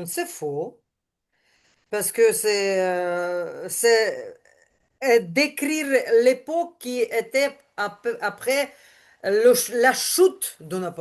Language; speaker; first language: French; non-native, learner; Ukrainian